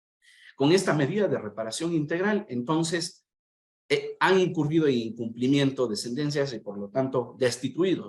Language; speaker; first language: Spanish; native; Spanish